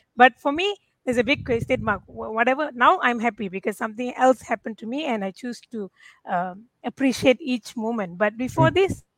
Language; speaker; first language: English; non-native, local second language; Tamil